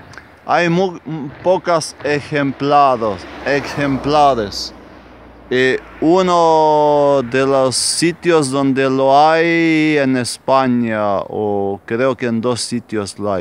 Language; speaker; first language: Spanish; non-native, fluent; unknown